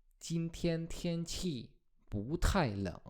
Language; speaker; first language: Chinese; non-native, fluent; Polish